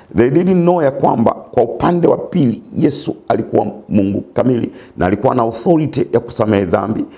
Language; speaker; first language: Swahili; native; Swahili